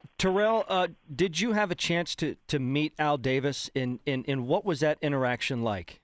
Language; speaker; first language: English; native; English